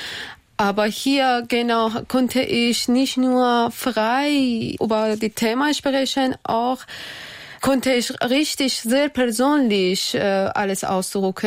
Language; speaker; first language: German; non-native, learner; Persian